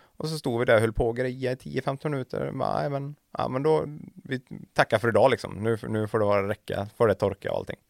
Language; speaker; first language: Swedish; native; Swedish